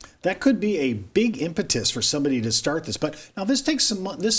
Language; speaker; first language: English; native; English